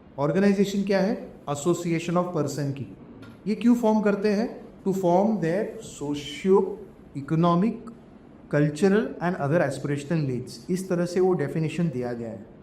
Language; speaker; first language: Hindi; non-native, local second language; Marathi